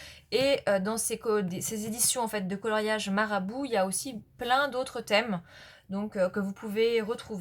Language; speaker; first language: French; native; French